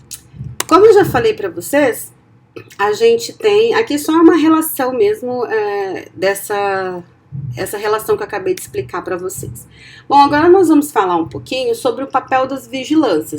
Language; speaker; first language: Portuguese; native; Portuguese